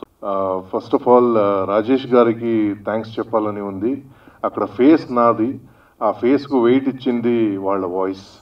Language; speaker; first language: Telugu; non-native, local second language; Kannada